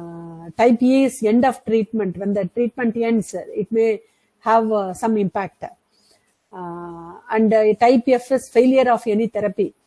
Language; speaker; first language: English; non-native, local second language; Tamil